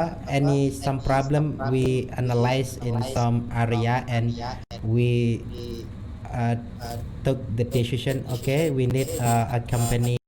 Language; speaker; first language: English; non-native, learner; Indonesian